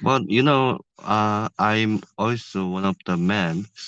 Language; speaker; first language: English; non-native, learner; Korean